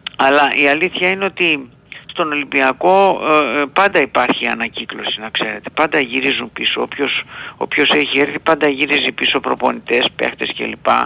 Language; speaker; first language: Greek; native; Greek